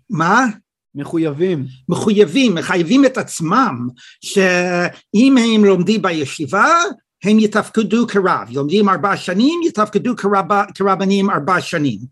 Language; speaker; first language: Hebrew; non-native, fluent; English